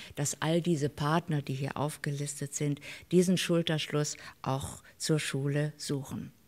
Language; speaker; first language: German; native; German